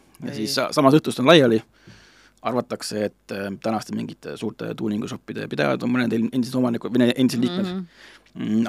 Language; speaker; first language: Estonian; native; Estonian